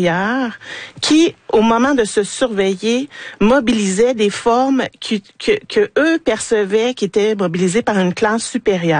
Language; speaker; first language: French; native; French